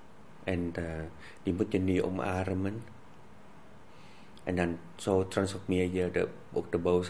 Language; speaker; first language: Dutch; non-native, fluent; Vietnamese